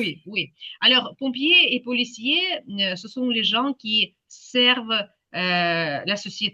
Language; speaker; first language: French; non-native, fluent; Ukrainian